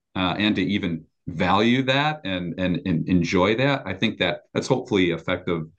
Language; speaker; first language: English; native; English